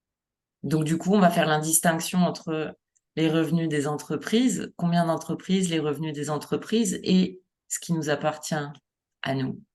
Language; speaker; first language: French; native; French